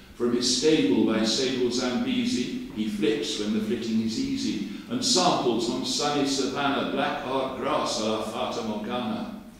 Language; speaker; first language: English; native; English